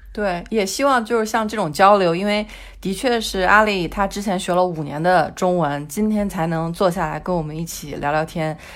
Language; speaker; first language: Chinese; native; Chinese